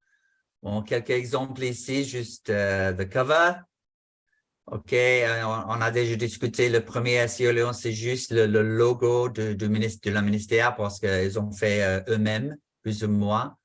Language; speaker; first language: French; non-native, fluent; English